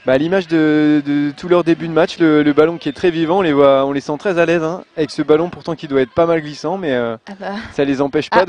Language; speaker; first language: French; native; French